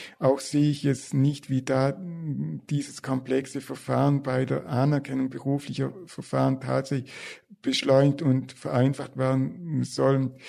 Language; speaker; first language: German; native; German